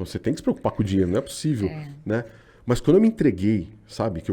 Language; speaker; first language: Portuguese; native; Portuguese